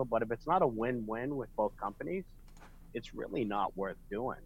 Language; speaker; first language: English; native; English